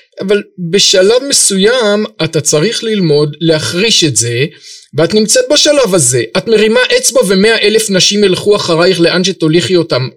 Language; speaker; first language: Hebrew; native; Hebrew